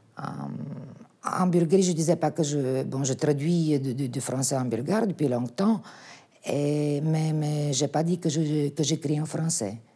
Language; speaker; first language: French; non-native, fluent; Bulgarian